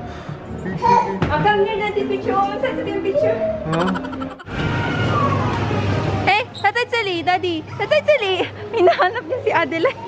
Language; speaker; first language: Chinese; non-native, learner; Filipino